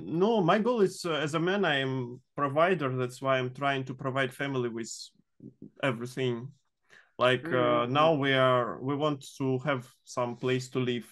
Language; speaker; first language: English; non-native, fluent; Russian